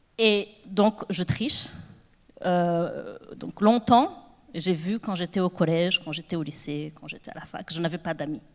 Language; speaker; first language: French; non-native, local second language; Kinyarwanda